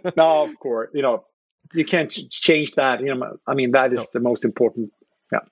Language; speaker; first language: English; non-native, fluent; Swedish